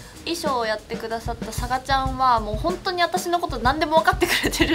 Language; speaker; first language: Japanese; native; Japanese